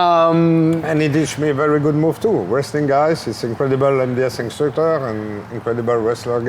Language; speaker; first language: English; non-native, learner; French